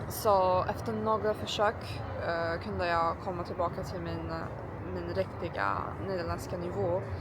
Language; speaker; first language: Swedish; non-native, learner; Turkish